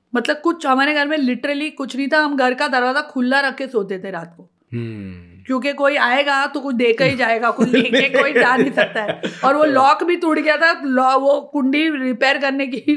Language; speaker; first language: Hindi; native; Hindi